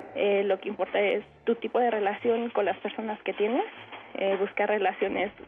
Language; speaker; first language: Spanish; native; Spanish